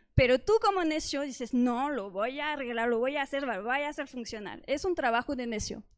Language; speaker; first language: Spanish; non-native, fluent; French